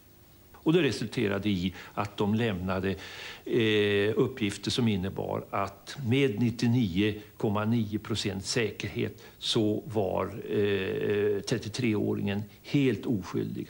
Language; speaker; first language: Swedish; native; Swedish